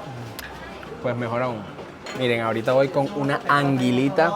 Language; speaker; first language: Spanish; native; Spanish